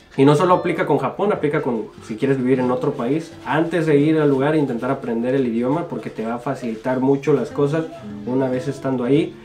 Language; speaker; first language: Spanish; native; Spanish